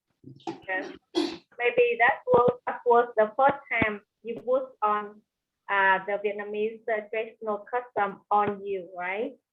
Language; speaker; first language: English; non-native, learner; Vietnamese